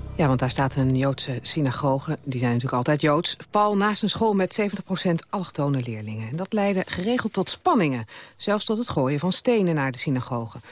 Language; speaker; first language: Dutch; native; Dutch